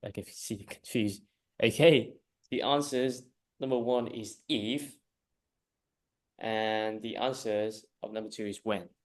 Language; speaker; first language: English; non-native, fluent; Vietnamese